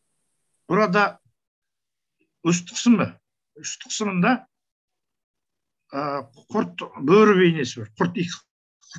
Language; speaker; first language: Turkish; non-native, learner; Kazakh